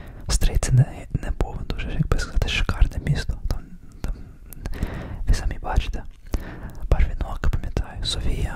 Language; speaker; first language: Ukrainian; early bilingual, heritage; Ukrainian